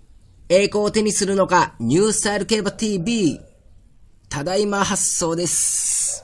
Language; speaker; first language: Japanese; native; Japanese